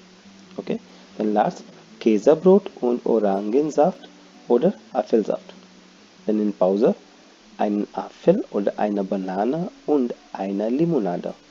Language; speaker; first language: German; non-native, fluent; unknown